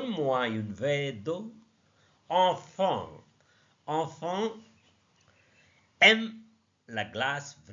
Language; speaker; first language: French; non-native, learner; Nepali